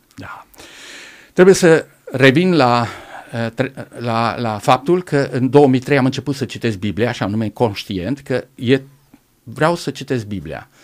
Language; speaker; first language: Romanian; non-native, local second language; German